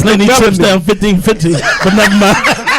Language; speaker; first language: English; native; English